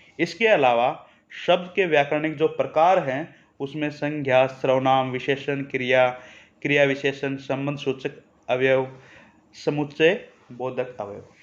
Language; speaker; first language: Hindi; native; Hindi